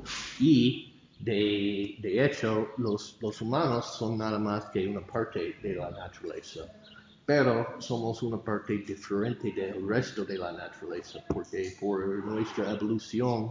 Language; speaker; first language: Spanish; non-native, fluent; English